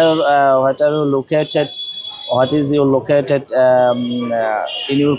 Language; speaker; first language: English; non-native, learner; Bangla